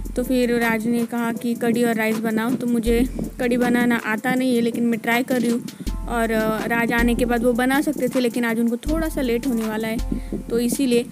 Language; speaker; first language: Hindi; non-native, local second language; Marathi